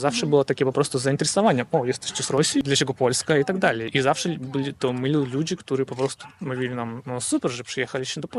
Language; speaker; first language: Polish; non-native, learner; Russian